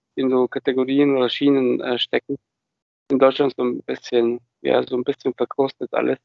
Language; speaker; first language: German; early bilingual, other home language; Bulgarian